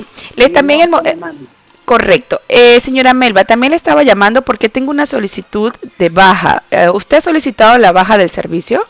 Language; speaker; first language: Spanish; native; Spanish